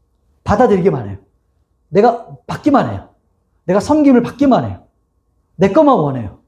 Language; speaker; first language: Korean; native; Korean